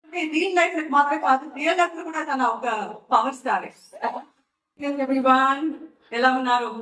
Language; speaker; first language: Telugu; non-native, fluent; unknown